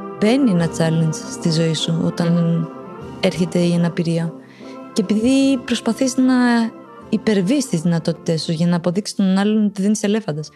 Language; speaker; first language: Greek; early bilingual, other home language; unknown